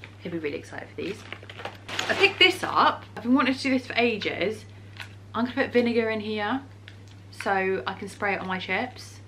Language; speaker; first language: English; native; English